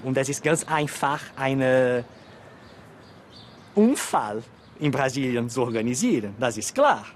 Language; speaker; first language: German; non-native, learner; Portuguese